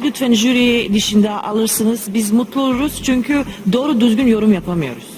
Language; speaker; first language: Turkish; non-native, learner; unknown